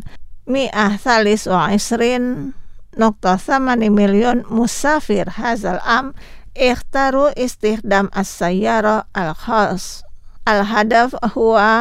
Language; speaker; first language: Arabic; non-native, fluent; Indonesian